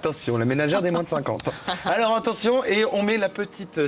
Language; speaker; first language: French; native; French